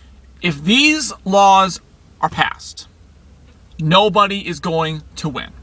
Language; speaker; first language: English; native; English